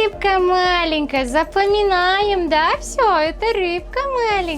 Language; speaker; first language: Russian; non-native, local second language; Uzbek